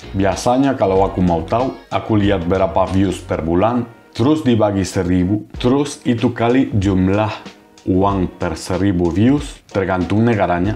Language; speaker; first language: Indonesian; non-native, fluent; Spanish